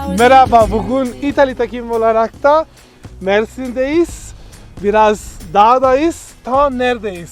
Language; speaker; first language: Turkish; non-native, learner; Italian